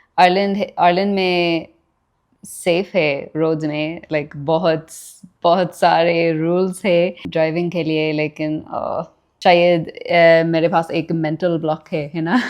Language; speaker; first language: Hindi; non-native, learner; English